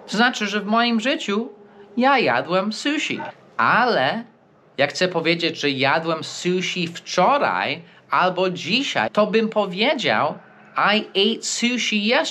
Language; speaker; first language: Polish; non-native, fluent; English